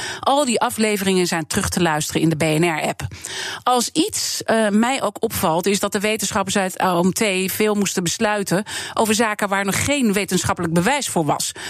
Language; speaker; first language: Dutch; native; Dutch